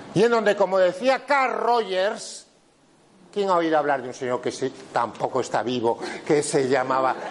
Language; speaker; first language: Spanish; native; Spanish